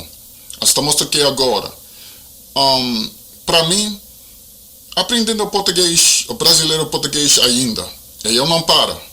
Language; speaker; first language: Portuguese; non-native, learner; English